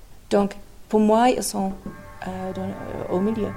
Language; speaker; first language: French; non-native, fluent; English